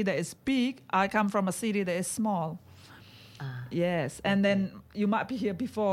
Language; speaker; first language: English; non-native, fluent; Indonesian